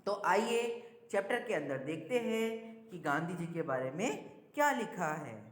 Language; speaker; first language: Hindi; non-native, local second language; Gujarati